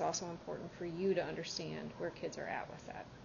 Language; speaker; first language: English; native; English